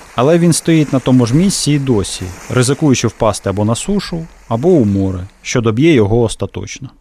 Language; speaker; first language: Ukrainian; native; Ukrainian